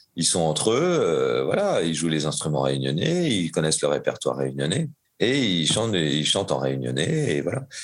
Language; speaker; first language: French; native; French